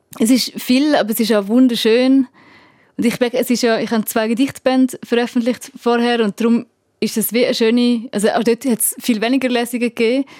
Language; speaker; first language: German; native; German